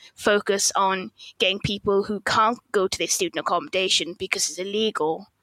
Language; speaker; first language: English; native; English